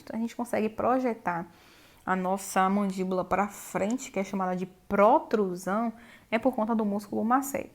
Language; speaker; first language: Portuguese; native; Portuguese